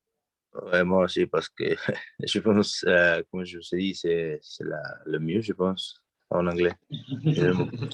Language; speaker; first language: French; non-native, learner; Spanish